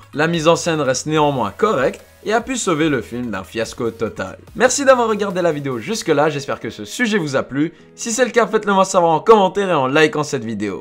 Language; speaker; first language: French; native; French